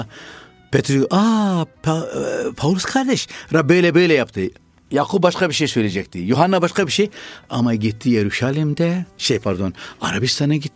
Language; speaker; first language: Turkish; non-native, fluent; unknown